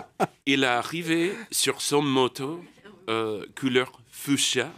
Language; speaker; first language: French; non-native, learner; English